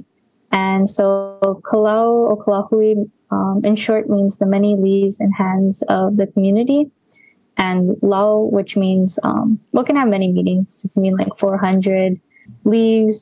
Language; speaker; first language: English; native; English